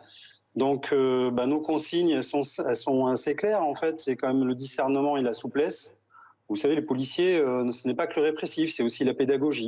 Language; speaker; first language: French; native; French